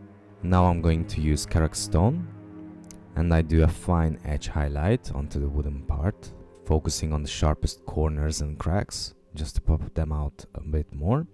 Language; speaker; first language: English; non-native, fluent; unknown